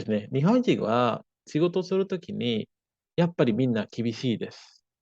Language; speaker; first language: Japanese; non-native, fluent; Indonesian